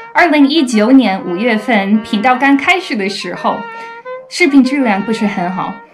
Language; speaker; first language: Chinese; non-native, fluent; English